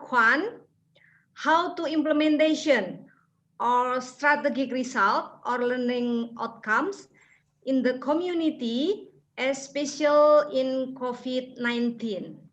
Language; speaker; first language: English; non-native, fluent; Indonesian